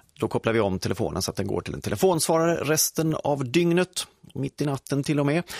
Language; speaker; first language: Swedish; native; Swedish